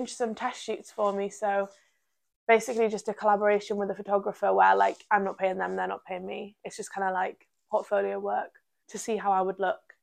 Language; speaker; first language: English; native; English